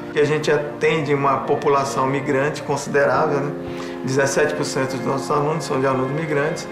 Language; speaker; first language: Portuguese; native; Portuguese